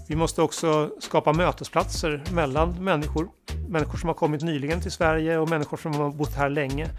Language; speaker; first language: Swedish; native; Swedish